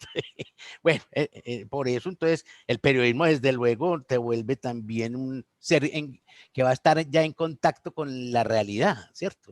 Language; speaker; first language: Spanish; native; Spanish